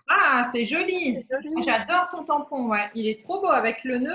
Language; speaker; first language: French; native; French